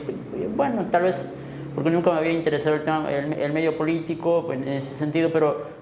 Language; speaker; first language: Spanish; native; Spanish